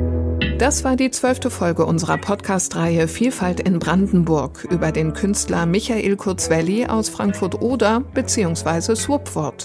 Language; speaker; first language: German; native; German